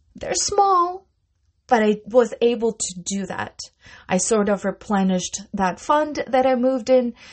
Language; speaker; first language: English; non-native, fluent; Russian